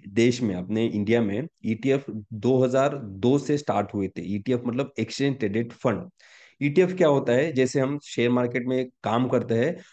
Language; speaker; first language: Hindi; non-native, local second language; Marathi